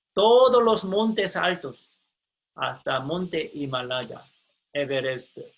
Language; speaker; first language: Spanish; non-native, fluent; Korean